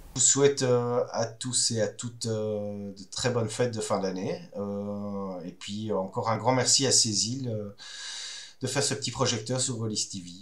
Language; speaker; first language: French; native; French